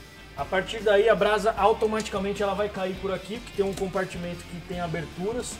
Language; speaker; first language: Portuguese; native; Portuguese